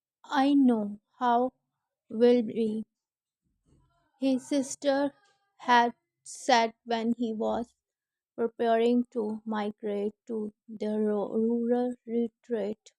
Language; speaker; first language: English; non-native, learner; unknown